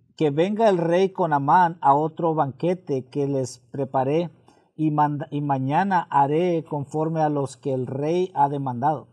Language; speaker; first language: Spanish; early bilingual, heritage; Spanish